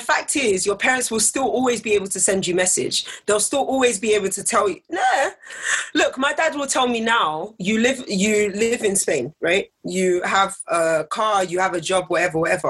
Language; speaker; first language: English; native; English